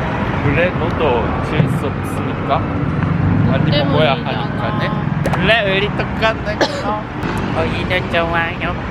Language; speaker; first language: Korean; non-native, learner; Japanese